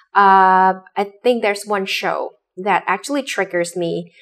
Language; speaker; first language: English; non-native, local second language; Cantonese